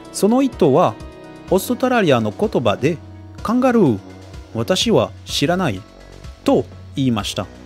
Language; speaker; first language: Japanese; non-native, learner; French